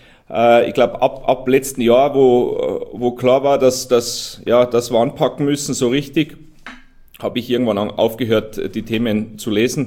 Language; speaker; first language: German; native; German